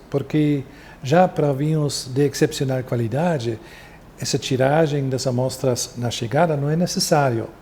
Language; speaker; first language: Portuguese; non-native, fluent; German